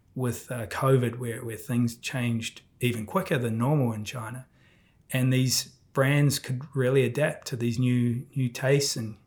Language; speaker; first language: English; native; English